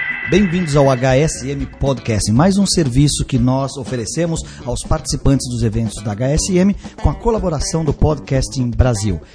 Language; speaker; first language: Portuguese; native; Portuguese